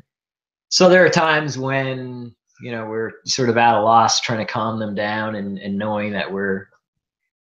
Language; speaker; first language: English; native; English